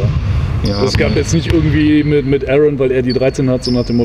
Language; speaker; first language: German; native; German